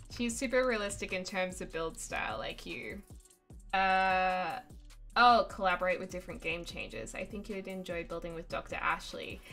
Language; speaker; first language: English; native; English